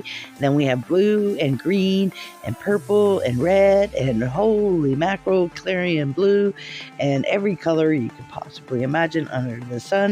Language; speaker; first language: English; native; English